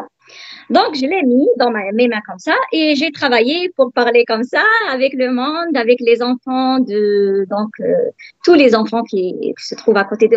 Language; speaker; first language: French; non-native, learner; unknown